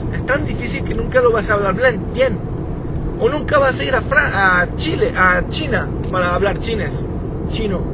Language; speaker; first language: Spanish; non-native, fluent; French